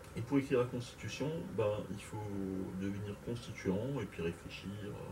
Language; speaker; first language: French; native; French